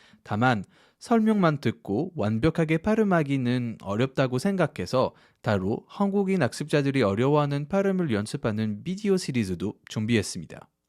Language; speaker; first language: Korean; non-native, fluent; French